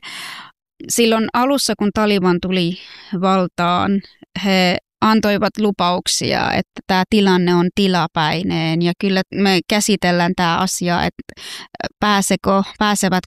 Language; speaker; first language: Finnish; non-native, fluent; Persian